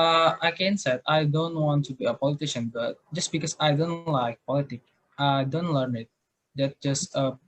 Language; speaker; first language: English; non-native, learner; Indonesian